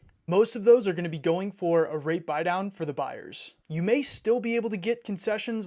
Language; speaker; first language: English; native; English